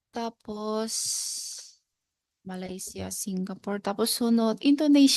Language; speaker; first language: Filipino; non-native, learner; Chinese